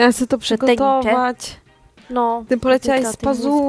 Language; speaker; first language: Polish; native; Polish